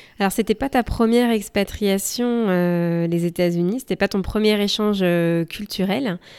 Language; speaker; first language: French; native; French